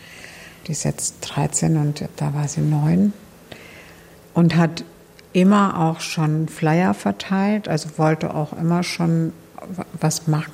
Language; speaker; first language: German; native; German